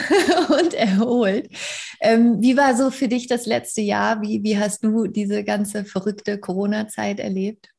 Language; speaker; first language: German; native; German